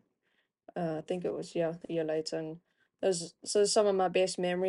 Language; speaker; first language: English; native; English